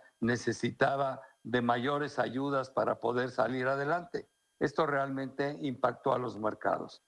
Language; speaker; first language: Spanish; native; Spanish